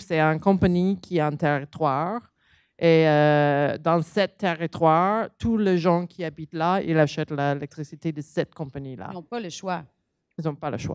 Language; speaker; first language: French; non-native, learner; English